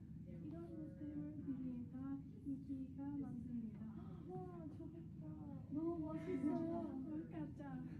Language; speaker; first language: Korean; non-native, learner; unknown